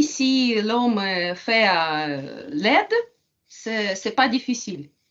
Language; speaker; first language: French; non-native, learner; Ukrainian